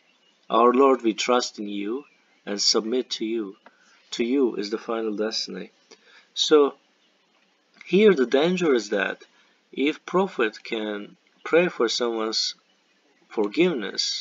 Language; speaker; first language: English; non-native, fluent; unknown